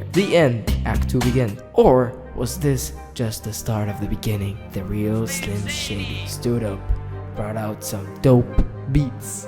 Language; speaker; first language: English; native; English